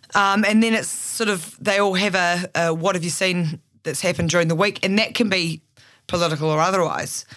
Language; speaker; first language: English; native; English